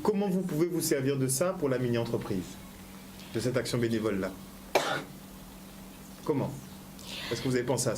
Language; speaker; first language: French; native; French